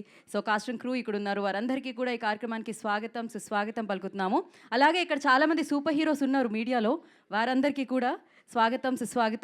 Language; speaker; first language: Telugu; native; Telugu